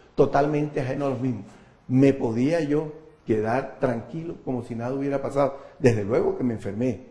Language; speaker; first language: Spanish; native; Spanish